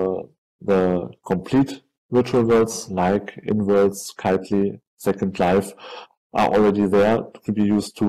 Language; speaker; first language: English; non-native, fluent; German